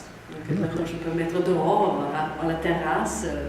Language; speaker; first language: French; non-native, learner; English